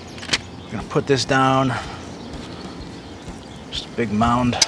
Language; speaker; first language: English; native; English